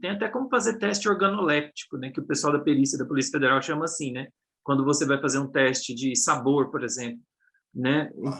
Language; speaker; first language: Portuguese; native; Portuguese